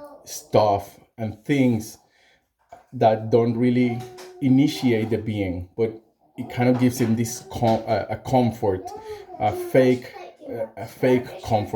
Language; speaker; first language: English; non-native, fluent; Spanish